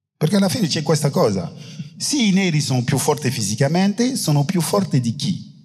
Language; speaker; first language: Italian; non-native, fluent; French